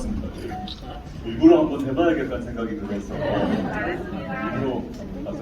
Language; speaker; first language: Korean; native; Korean